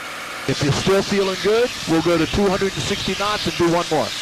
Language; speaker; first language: English; native; English